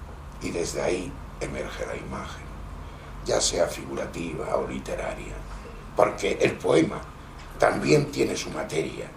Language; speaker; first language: Spanish; native; Spanish